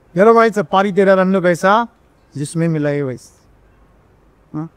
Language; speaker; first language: Hindi; non-native, local second language; Marathi